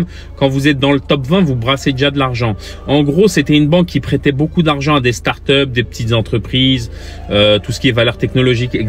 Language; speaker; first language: French; native; French